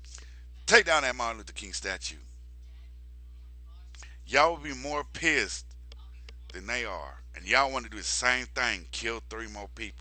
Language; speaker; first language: English; native; English